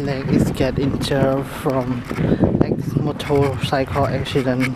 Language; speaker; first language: English; non-native, learner; Khmer